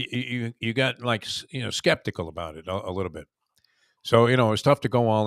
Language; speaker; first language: English; native; English